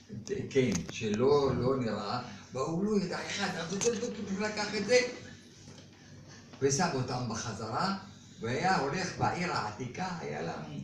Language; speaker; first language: Hebrew; non-native, fluent; Arabic